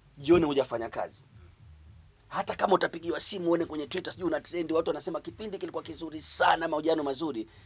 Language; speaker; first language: Swahili; native; Swahili